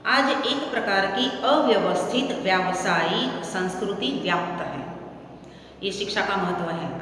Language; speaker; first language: Hindi; non-native, local second language; Gujarati